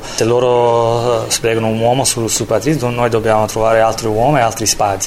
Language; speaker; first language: Italian; early bilingual, heritage; Italian